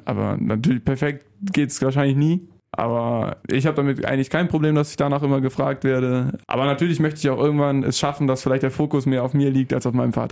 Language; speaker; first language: German; native; German